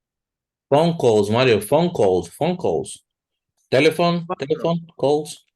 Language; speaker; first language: English; non-native, fluent; Spanish